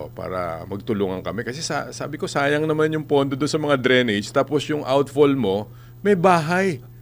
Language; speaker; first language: Filipino; native; Filipino